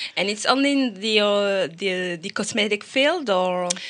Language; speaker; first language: English; non-native, fluent; French